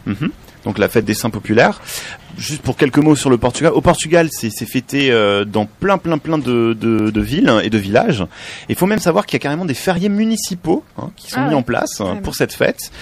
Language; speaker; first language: French; native; French